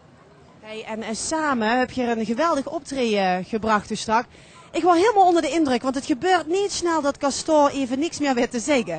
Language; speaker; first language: Dutch; native; Dutch